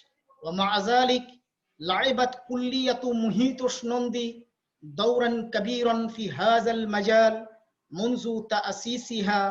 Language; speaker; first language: Arabic; non-native, fluent; Bangla